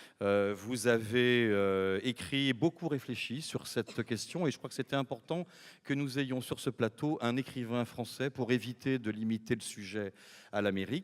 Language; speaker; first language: French; native; French